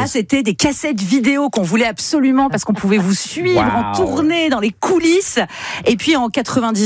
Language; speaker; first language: French; native; French